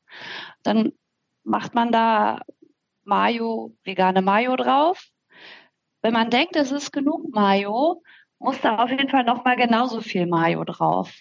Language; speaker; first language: German; native; German